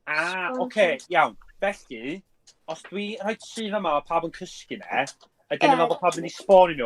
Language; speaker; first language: Welsh; native; Welsh